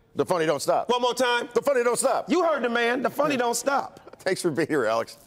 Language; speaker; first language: English; native; English